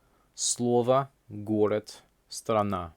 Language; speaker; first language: Russian; non-native, fluent; English